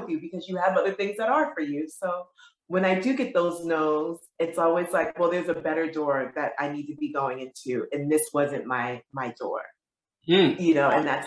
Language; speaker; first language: English; native; English